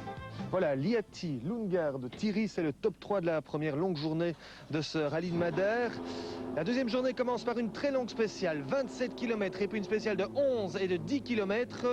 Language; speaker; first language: French; native; French